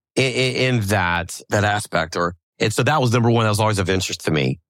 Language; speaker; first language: English; native; English